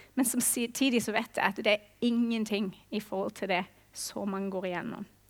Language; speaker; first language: Norwegian; non-native, fluent; English